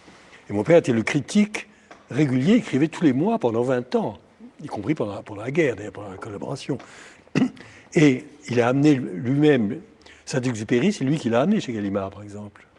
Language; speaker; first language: French; native; French